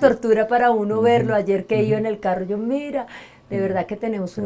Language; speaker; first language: Spanish; native; Spanish